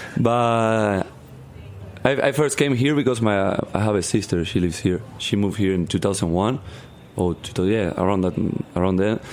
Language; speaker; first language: English; non-native, learner; Spanish